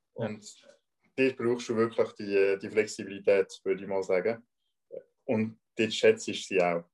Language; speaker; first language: German; non-native, local second language; French